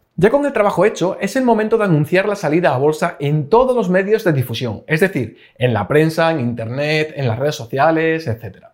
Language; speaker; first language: Spanish; native; Spanish